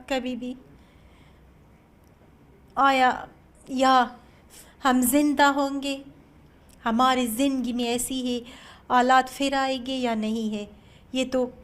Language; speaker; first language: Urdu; non-native, learner; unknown